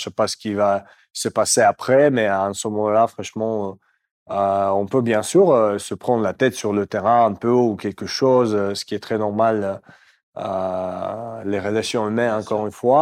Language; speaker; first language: French; non-native, fluent; Russian